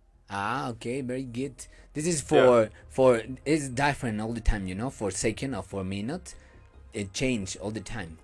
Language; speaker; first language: English; non-native, learner; Spanish